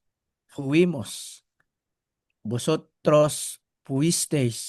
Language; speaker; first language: Spanish; non-native, learner; Filipino